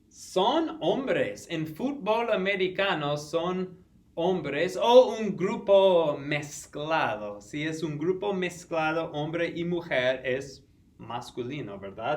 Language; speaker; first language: Spanish; non-native, fluent; English